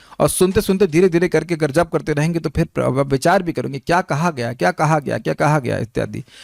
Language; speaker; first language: Hindi; native; Hindi